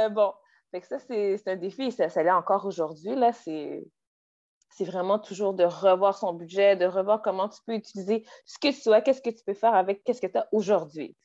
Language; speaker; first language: French; native; French